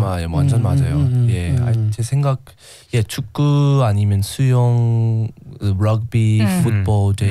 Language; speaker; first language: Korean; non-native, learner; English